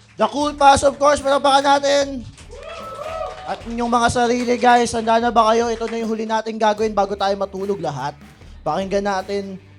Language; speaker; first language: Filipino; native; Filipino